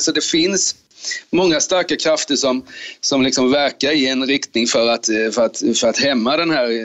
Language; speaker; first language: Swedish; native; Swedish